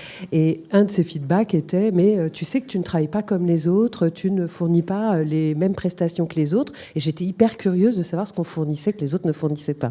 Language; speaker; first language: French; native; French